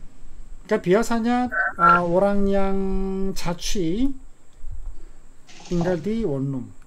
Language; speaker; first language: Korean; native; Korean